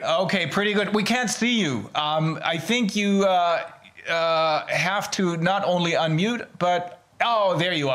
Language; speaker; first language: English; non-native, fluent; German